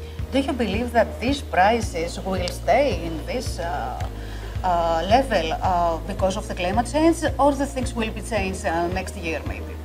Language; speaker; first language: English; non-native, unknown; Greek